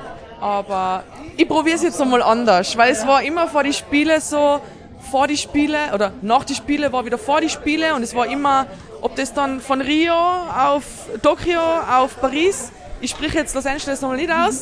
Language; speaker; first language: German; native; German